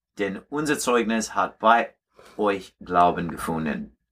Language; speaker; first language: German; non-native, learner; English